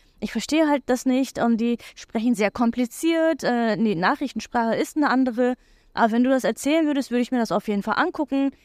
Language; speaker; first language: German; non-native, fluent; Turkish